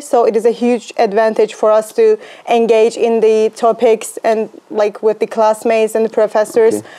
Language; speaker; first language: English; non-native, fluent; Turkish